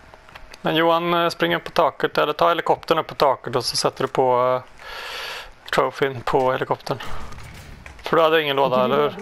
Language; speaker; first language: Swedish; native; Swedish